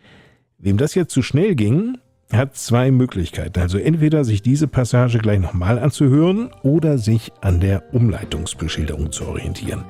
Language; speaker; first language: German; native; German